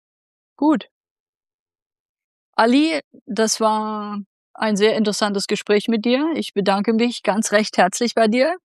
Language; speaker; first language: German; native; German